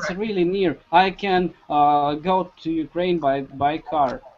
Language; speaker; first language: English; non-native, learner; Russian